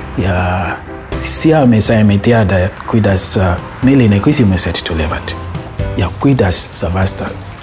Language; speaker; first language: Estonian; non-native, learner; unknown